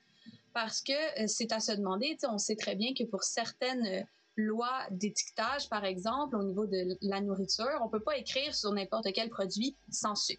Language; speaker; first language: French; native; French